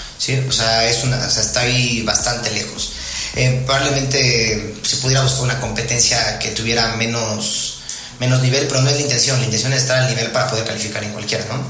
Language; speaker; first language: Spanish; native; Spanish